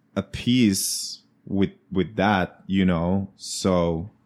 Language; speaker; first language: English; non-native, fluent; Spanish